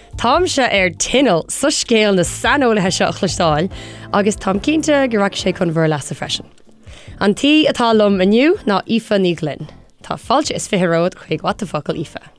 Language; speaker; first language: Irish; non-native, local second language; English